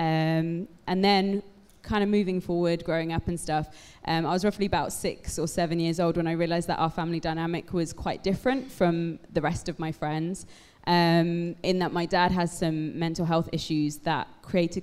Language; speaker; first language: English; native; English